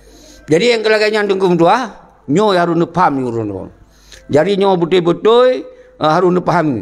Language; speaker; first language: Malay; non-native, local second language; Achinese